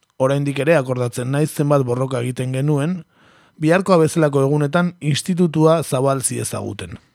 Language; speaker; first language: Basque; native; Basque